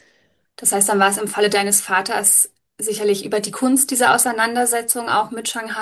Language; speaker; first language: German; native; German